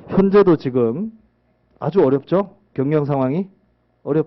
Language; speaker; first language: Korean; native; Korean